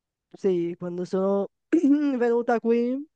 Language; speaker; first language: Italian; non-native, fluent; Bulgarian